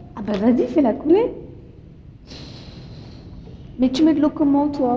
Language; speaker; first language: French; native; French